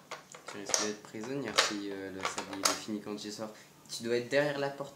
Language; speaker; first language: French; native; French